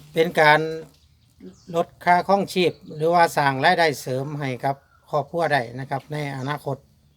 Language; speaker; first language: Thai; native; Thai